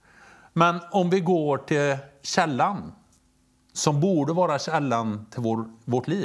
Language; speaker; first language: Swedish; native; Swedish